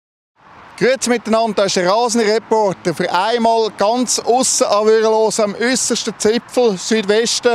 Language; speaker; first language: German; native; German